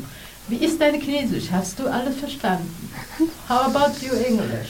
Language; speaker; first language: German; non-native, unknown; Chinese